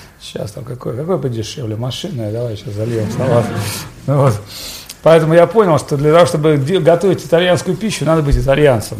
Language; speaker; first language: Russian; native; Russian